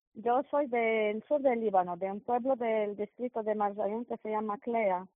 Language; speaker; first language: Spanish; non-native, fluent; Arabic